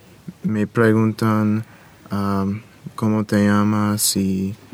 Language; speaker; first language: Spanish; non-native, learner; English